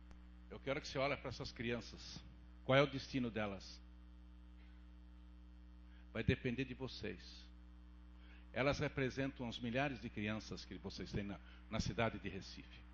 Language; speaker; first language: Portuguese; native; Portuguese